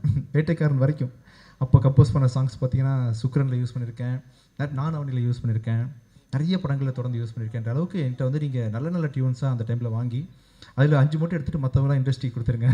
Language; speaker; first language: Tamil; native; Tamil